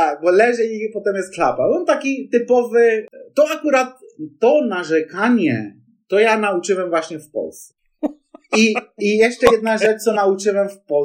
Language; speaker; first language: Polish; non-native, fluent; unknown